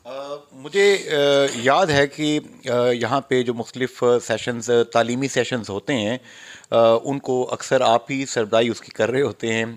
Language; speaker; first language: Urdu; non-native, local second language; Pahari-Potwari